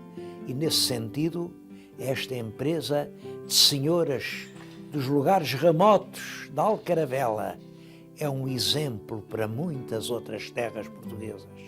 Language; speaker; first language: Portuguese; native; Portuguese